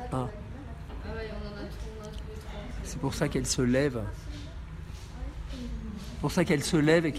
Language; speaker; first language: French; native; French